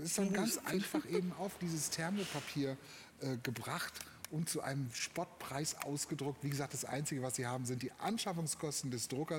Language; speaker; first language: German; native; German